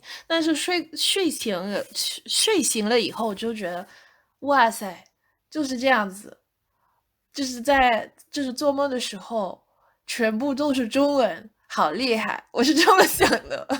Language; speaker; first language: Chinese; non-native, fluent; English